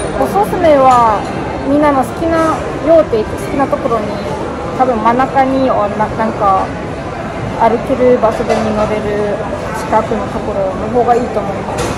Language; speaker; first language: Japanese; non-native, fluent; German